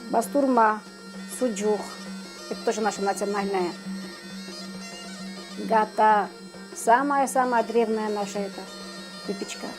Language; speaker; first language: Russian; non-native, fluent; Armenian